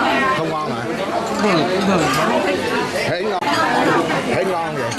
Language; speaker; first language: Vietnamese; non-native, learner; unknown